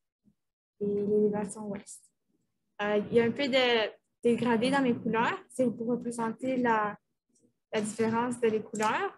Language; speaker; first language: French; native; French